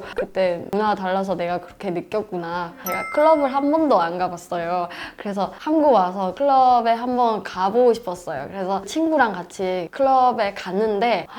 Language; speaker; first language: Korean; non-native, fluent; Burmese